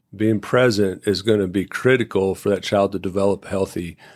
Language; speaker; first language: English; native; English